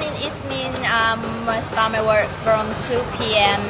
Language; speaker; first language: English; non-native, learner; Vietnamese